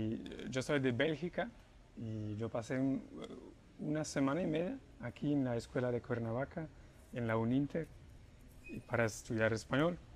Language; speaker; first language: Spanish; non-native, fluent; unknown